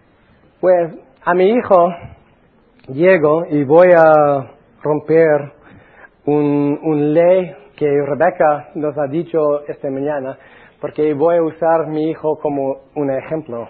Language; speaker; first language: Spanish; non-native, fluent; English